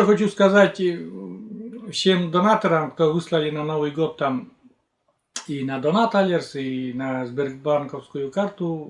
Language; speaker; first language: Russian; native; Russian